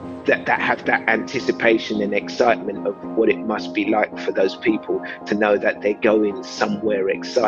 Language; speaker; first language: English; native; English